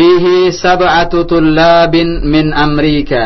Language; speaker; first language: Arabic; non-native, fluent; Indonesian